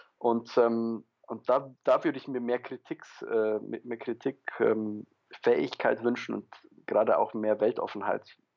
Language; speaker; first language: German; early bilingual, other home language; Polish